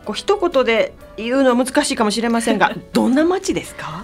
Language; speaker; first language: Japanese; native; Japanese